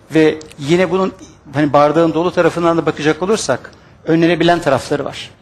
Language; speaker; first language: Turkish; native; Turkish